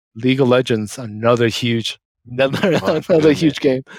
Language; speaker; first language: English; native; English